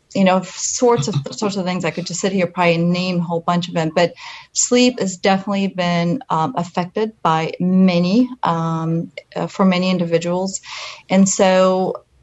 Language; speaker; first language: English; non-native, fluent; Polish